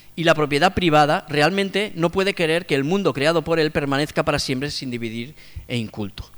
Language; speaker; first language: Spanish; non-native, local second language; Catalan